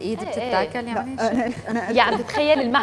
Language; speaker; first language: Arabic; native; Arabic